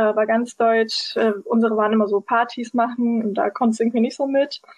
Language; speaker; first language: German; early bilingual, other home language; Turkish